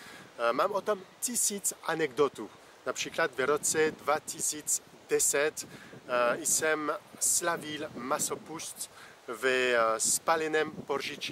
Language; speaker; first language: Czech; non-native, fluent; French